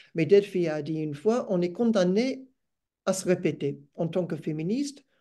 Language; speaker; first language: French; non-native, fluent; English